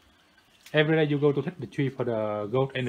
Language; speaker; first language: English; non-native, learner; Vietnamese